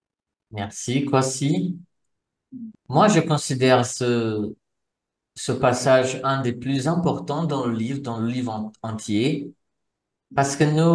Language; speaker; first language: French; non-native, fluent; Portuguese